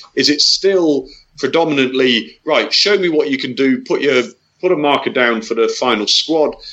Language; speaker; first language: English; native; English